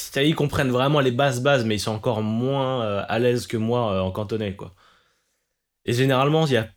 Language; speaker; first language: French; early bilingual, other home language; Cantonese